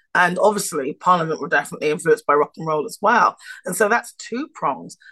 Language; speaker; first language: English; native; English